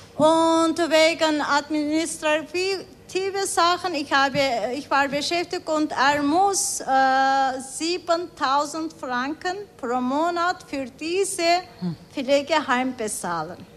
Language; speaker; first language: German; non-native, learner; Turkish